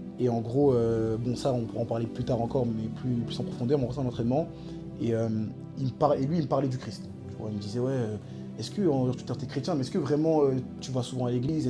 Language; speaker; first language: French; early bilingual, other home language; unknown